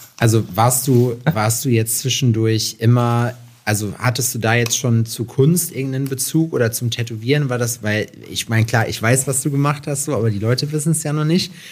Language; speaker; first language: German; native; German